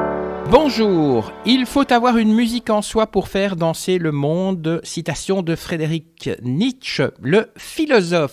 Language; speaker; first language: French; native; French